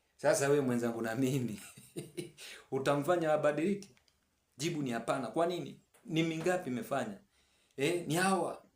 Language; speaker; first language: Swahili; native; Swahili